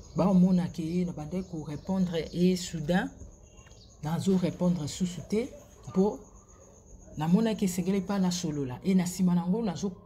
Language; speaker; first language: Lingala; non-native, local second language; Kongo